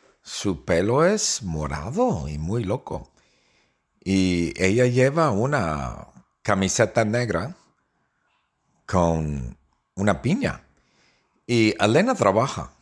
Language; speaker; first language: Spanish; non-native, fluent; English